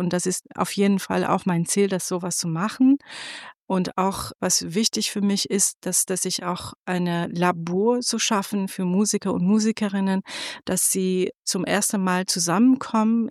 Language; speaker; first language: German; non-native, fluent; Persian